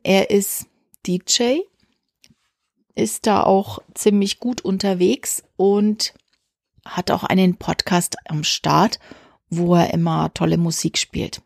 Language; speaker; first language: German; native; German